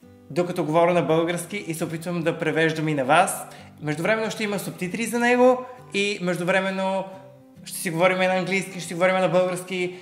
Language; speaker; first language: Bulgarian; native; Bulgarian